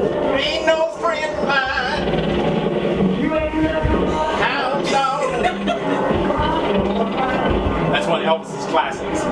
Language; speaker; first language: English; native; English